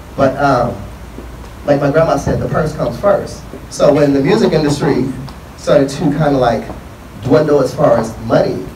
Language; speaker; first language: English; native; English